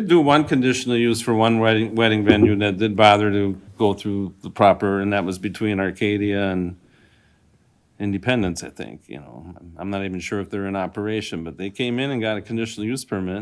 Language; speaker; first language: English; native; English